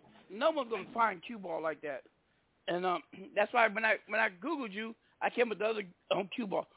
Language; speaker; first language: English; native; English